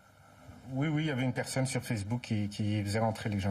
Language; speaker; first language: French; native; French